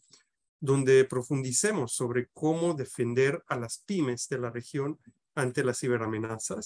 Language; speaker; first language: Spanish; native; Spanish